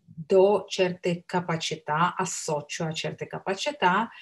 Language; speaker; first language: Italian; non-native, fluent; Russian